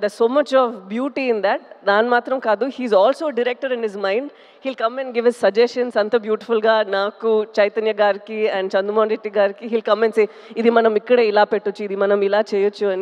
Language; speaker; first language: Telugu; non-native, fluent; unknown